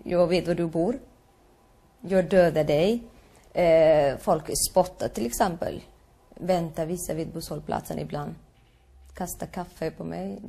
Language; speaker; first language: Swedish; non-native, fluent; Somali